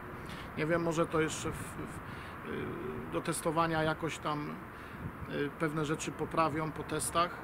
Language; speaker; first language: Polish; native; Polish